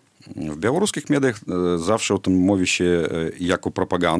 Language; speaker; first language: Polish; non-native, fluent; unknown